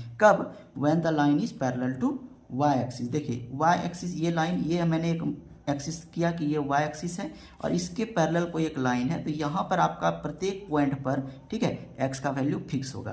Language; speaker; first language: Hindi; native; Hindi